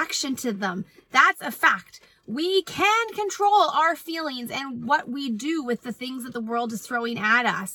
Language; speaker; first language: English; native; English